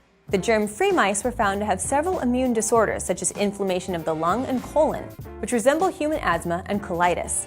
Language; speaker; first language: English; native; English